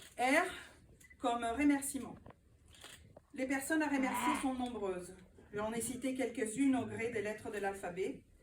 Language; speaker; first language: French; non-native, fluent; Italian